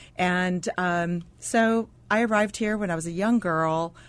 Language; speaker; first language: English; non-native, fluent; Arabic